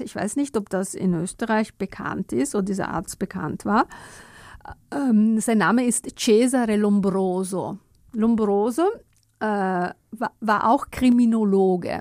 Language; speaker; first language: German; non-native, fluent; Italian